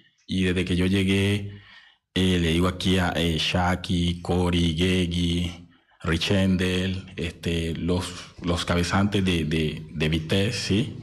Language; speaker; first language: Spanish; native; Spanish